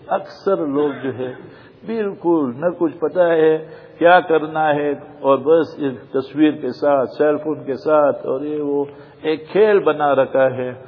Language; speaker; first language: Urdu; native; Urdu